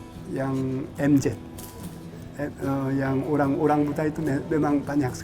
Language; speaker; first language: Indonesian; non-native, learner; Korean